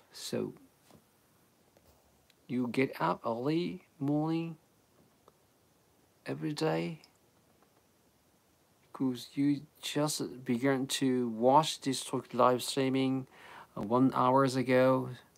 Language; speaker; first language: English; non-native, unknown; Japanese